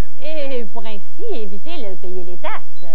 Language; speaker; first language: French; native; French